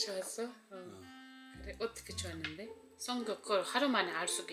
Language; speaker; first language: Korean; non-native, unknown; Uzbek